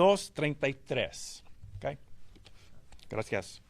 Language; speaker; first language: Spanish; early bilingual, heritage; Spanish